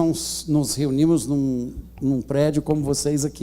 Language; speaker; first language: Portuguese; native; Portuguese